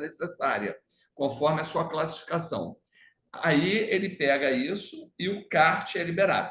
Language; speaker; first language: Portuguese; native; Portuguese